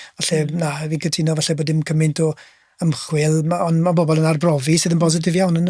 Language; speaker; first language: Welsh; native; Welsh